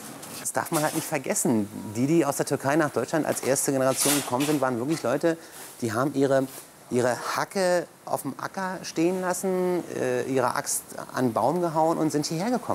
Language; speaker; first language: German; early bilingual, other home language; Turkish